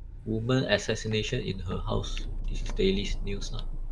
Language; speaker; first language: English; non-native, local second language; Chinese